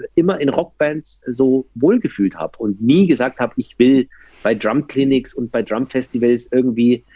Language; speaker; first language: German; native; German